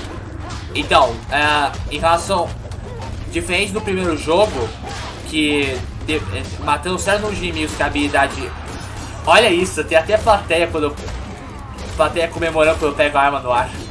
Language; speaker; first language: Portuguese; native; Portuguese